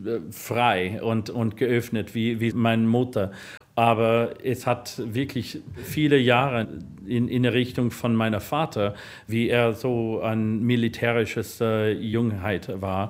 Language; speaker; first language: German; non-native, learner; English